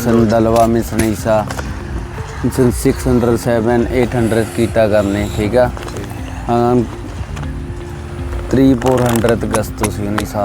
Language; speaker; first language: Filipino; non-native, learner; Punjabi